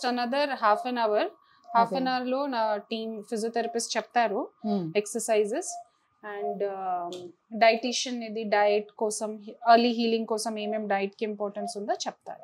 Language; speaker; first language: Telugu; non-native, fluent; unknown